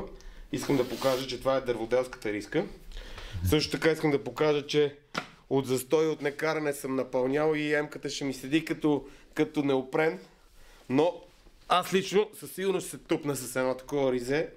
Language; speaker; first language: Bulgarian; native; Bulgarian